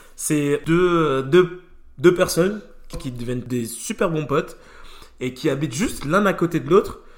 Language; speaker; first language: French; native; French